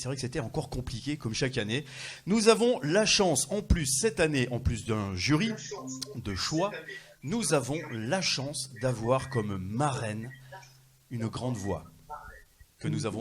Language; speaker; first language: French; native; French